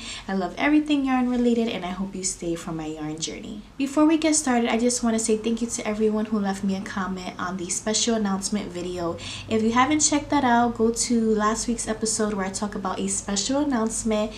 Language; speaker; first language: English; native; English